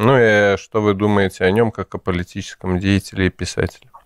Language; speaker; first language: Russian; native; Russian